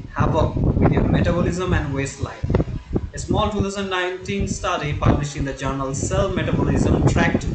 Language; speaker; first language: English; non-native, local second language; Bangla